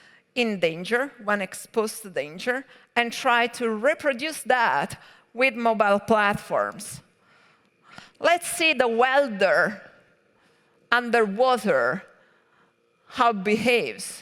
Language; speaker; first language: English; non-native, fluent; Italian